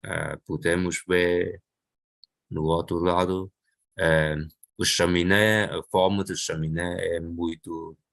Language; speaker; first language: Portuguese; non-native, local second language; Chinese